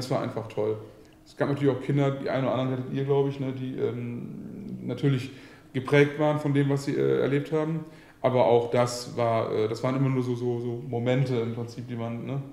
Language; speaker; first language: German; native; German